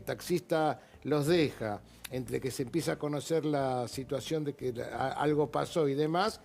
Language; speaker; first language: Spanish; native; Spanish